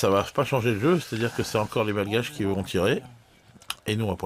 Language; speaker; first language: French; native; French